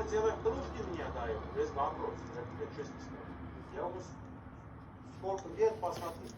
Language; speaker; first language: Russian; non-native, learner; Tajik